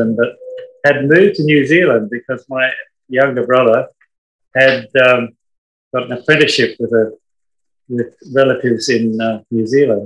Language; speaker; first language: English; native; English